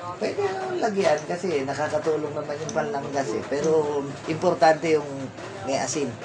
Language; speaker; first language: Filipino; non-native, local second language; Iloko